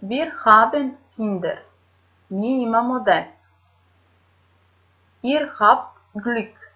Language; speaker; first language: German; non-native, fluent; Serbian